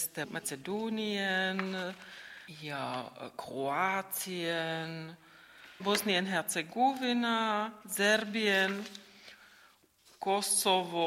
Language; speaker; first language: German; non-native, fluent; Czech